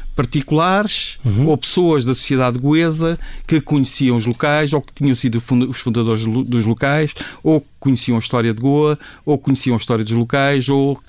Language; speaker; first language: Portuguese; native; Portuguese